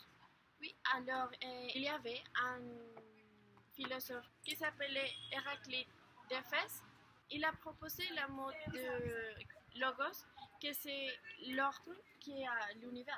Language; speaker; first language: French; non-native, learner; Spanish